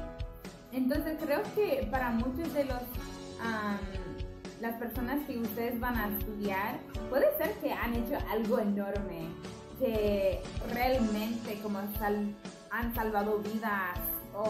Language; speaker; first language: Spanish; non-native, fluent; English